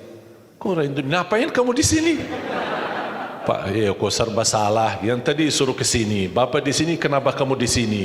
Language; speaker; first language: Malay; non-native, fluent; Arabic